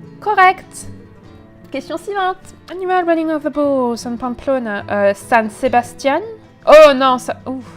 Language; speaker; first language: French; native; French